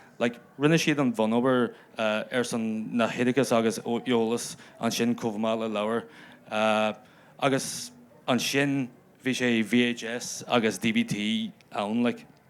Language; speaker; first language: Irish; non-native, local second language; English